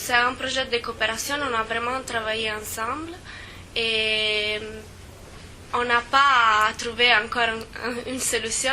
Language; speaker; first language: French; non-native, fluent; Italian